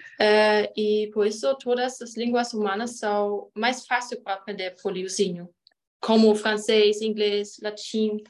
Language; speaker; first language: Portuguese; non-native, learner; German